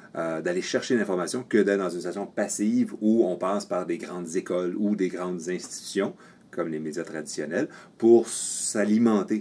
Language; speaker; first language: French; native; French